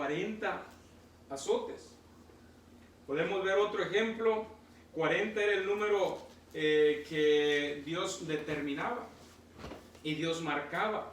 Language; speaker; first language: Spanish; native; Spanish